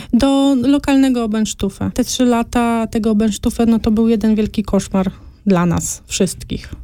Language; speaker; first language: Polish; native; Polish